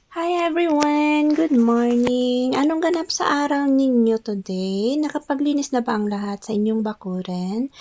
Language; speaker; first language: Filipino; non-native, local second language; Iloko